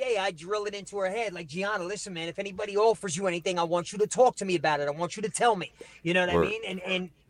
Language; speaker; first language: English; native; English